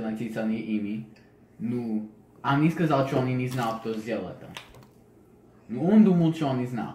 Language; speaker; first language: Russian; non-native, learner; English